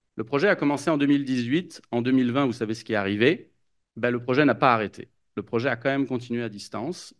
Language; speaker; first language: French; native; French